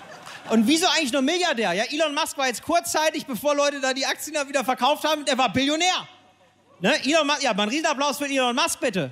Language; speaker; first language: German; native; German